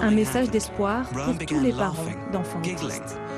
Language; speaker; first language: French; native; French